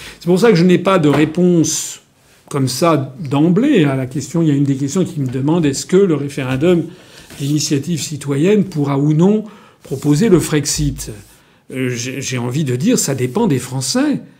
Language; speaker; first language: French; native; French